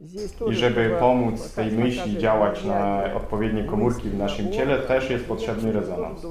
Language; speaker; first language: Polish; non-native, fluent; Russian